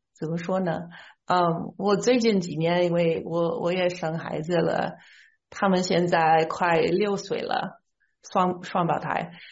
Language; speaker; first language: Chinese; non-native, fluent; English